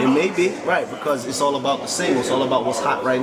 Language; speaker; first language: English; native; English